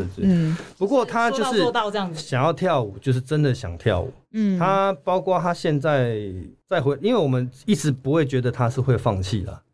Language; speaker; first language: Chinese; non-native, local second language; Min Nan Chinese